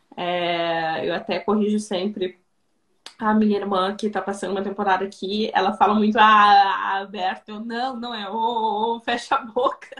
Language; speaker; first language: Portuguese; native; Portuguese